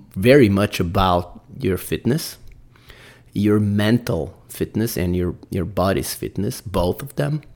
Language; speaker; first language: English; non-native, fluent; Portuguese